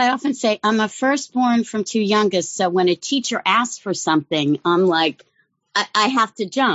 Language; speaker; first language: English; native; English